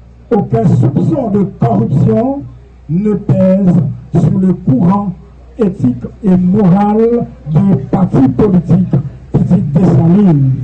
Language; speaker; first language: French; non-native, local second language; Haitian Creole